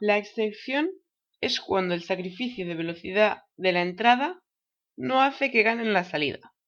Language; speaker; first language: Spanish; native; Spanish